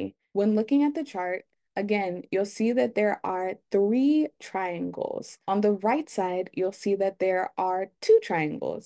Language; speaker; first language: English; native; English